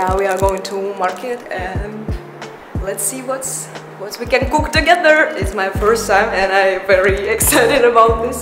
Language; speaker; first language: English; non-native, learner; Russian